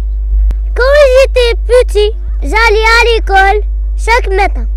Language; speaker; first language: French; non-native, local second language; Arabic